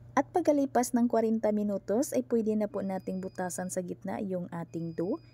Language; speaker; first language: Filipino; non-native, local second language; Cebuano